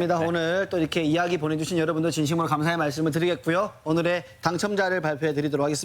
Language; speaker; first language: Korean; native; Korean